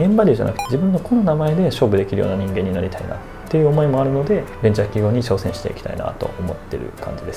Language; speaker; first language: Japanese; native; Japanese